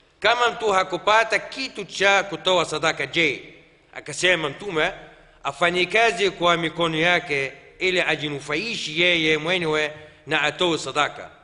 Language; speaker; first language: Swahili; non-native, fluent; Arabic